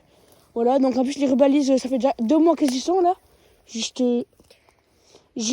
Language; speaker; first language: French; native; French